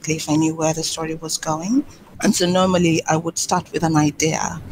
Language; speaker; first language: English; non-native, local second language; Swahili